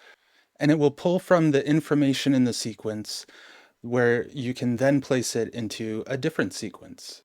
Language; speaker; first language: English; native; English